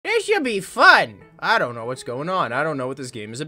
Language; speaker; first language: English; native; English